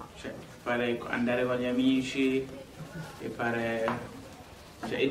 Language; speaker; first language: Italian; early bilingual, other home language; Lingala